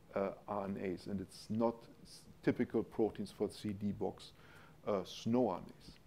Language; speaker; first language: English; non-native, fluent; German